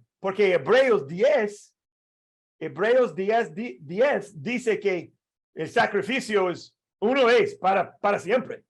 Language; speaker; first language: Spanish; non-native, fluent; English